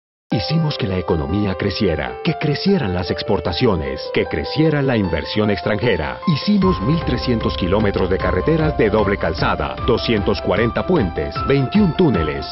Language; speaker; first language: Spanish; native; Spanish